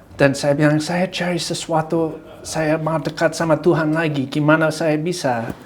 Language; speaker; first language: Indonesian; non-native, fluent; English